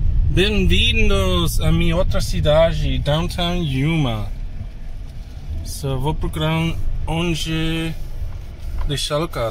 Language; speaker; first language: Portuguese; non-native, learner; English